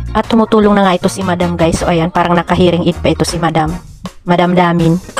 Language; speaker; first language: Filipino; non-native, local second language; Waray